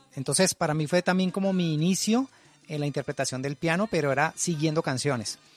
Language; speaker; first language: Spanish; native; Spanish